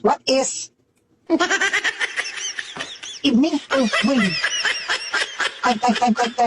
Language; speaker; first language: English; non-native, learner; Filipino